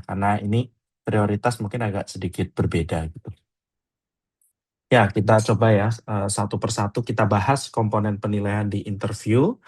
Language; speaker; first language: Indonesian; native; Indonesian